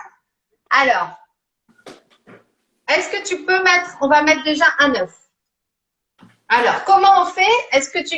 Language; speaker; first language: French; native; French